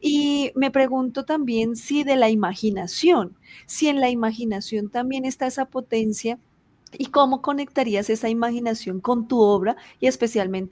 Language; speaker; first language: Spanish; native; Spanish